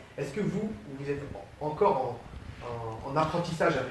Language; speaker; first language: French; native; French